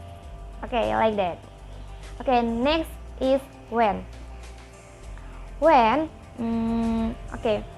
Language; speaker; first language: English; non-native, learner; Indonesian